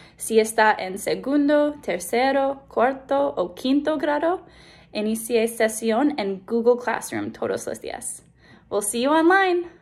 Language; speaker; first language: Spanish; non-native, learner; English